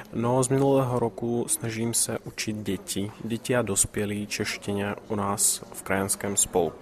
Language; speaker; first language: Czech; early bilingual, heritage; Czech